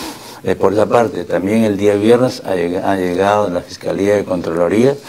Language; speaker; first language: Spanish; native; Spanish